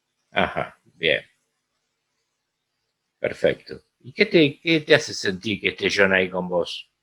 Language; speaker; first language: Spanish; native; Spanish